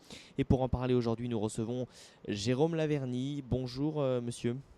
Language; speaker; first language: French; native; French